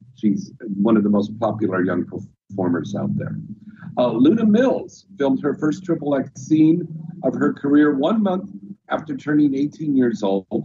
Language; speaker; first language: English; native; English